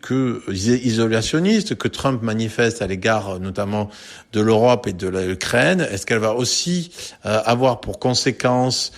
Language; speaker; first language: French; native; French